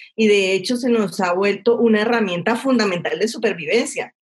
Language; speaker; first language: Spanish; native; Spanish